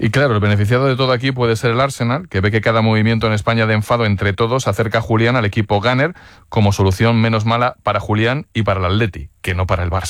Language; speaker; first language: Spanish; native; Spanish